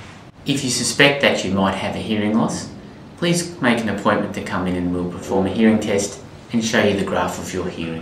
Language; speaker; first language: English; native; English